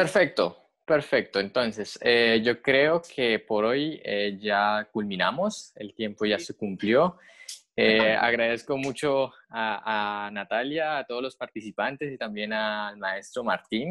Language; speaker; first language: Spanish; native; Spanish